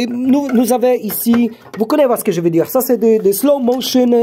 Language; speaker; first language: French; non-native, learner; Polish